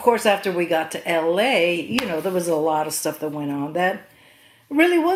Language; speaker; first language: English; native; English